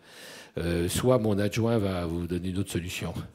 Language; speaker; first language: French; native; French